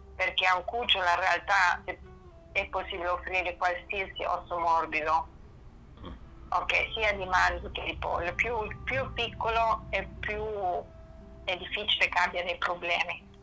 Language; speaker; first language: Italian; non-native, fluent; German